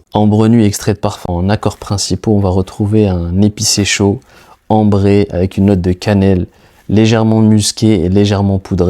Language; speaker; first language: French; native; French